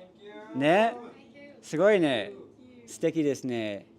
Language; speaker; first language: Japanese; non-native, learner; English